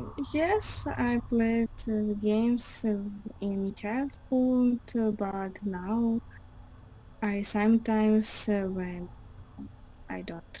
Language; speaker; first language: English; non-native, learner; Russian